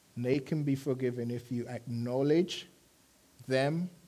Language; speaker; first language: English; native; English